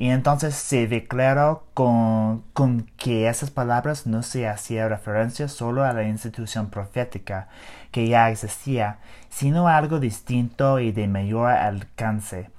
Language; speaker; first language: Spanish; non-native, learner; English